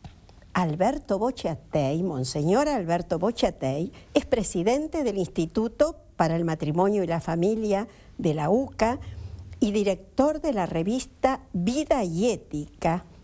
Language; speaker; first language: Spanish; native; Spanish